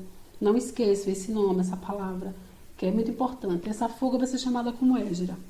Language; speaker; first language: Portuguese; native; Portuguese